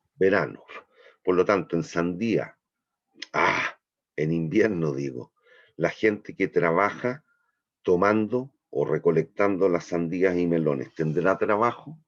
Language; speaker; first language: Spanish; native; Spanish